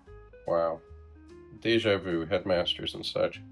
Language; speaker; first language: English; native; English